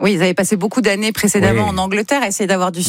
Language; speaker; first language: French; native; French